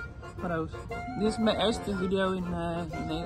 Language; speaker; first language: Dutch; early bilingual, heritage; English